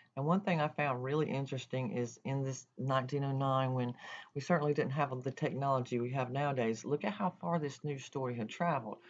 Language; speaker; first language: English; native; English